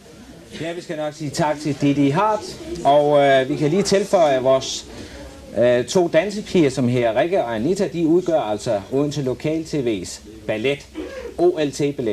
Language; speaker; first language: Danish; native; Danish